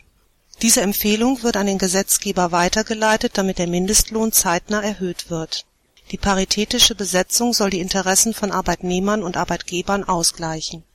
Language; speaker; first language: German; native; German